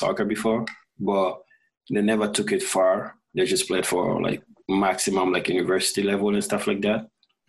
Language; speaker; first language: English; non-native, fluent; French